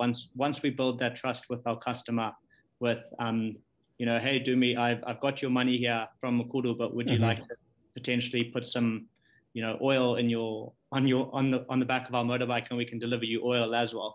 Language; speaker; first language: English; native; English